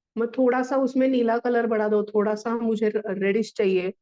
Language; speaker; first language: Hindi; non-native, local second language; Marathi